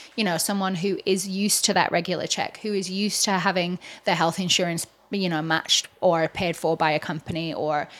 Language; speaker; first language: English; native; English